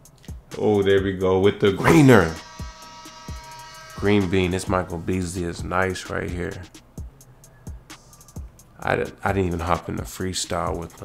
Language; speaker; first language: English; native; English